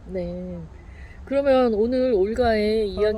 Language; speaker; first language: Korean; native; Korean